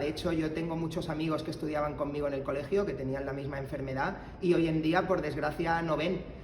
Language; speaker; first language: Spanish; native; Spanish